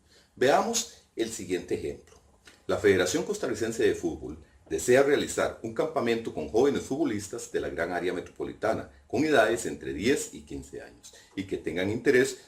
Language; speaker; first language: Spanish; native; Spanish